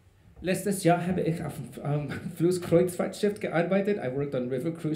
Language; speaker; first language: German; non-native, learner; Spanish